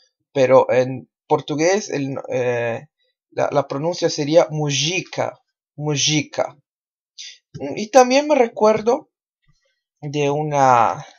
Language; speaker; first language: Spanish; non-native, fluent; Portuguese